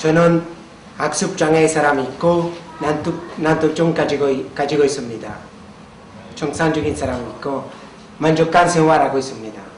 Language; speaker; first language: Korean; non-native, learner; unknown